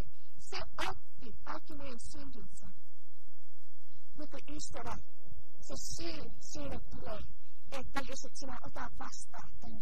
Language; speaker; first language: Finnish; early bilingual, heritage; Finnish